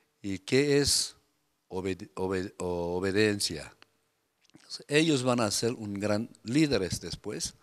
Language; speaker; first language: Spanish; non-native, fluent; Korean